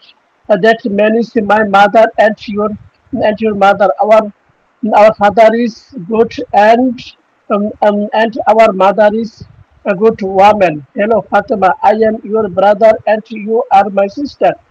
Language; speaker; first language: English; non-native, learner; Bangla